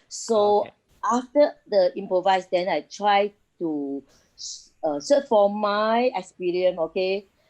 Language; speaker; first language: English; non-native, learner; Chinese